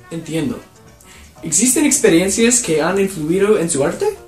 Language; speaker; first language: Spanish; non-native, learner; English